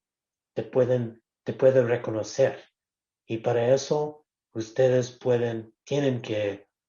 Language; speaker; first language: Spanish; non-native, local second language; English